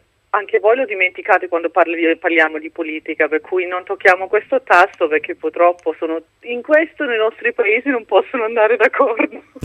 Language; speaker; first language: Italian; non-native, fluent; German